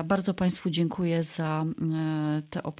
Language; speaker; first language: Polish; native; Polish